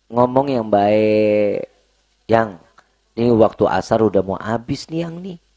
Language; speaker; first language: Indonesian; native; Indonesian